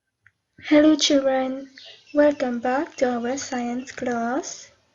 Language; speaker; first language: English; non-native, local second language; Morisyen